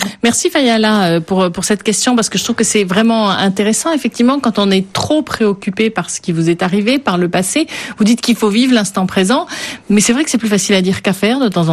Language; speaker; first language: French; native; French